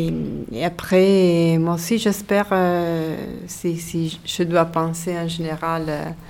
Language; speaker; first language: French; non-native, learner; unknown